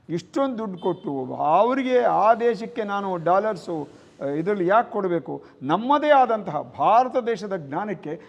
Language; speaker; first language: Kannada; native; Kannada